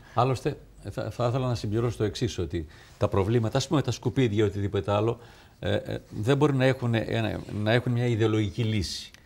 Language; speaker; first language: Greek; native; Greek